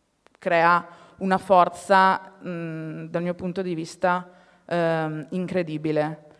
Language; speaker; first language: Italian; native; Italian